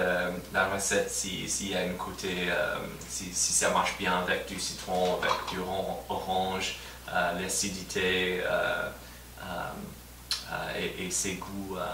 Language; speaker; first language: French; non-native, fluent; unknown